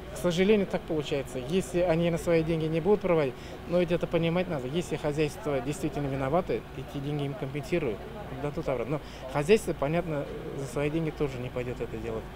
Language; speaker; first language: Russian; native; Russian